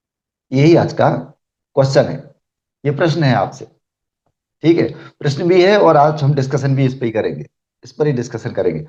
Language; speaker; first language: Hindi; native; Hindi